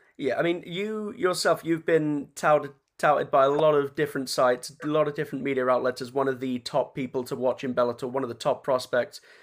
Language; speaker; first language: English; native; English